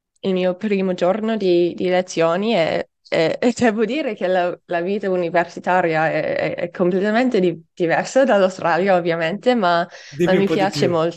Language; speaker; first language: Italian; non-native, fluent; English